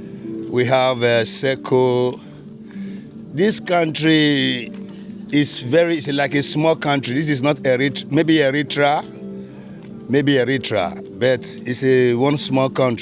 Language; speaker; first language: English; non-native, learner; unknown